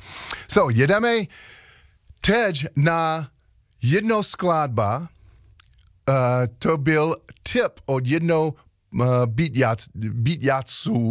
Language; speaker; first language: Czech; non-native, learner; English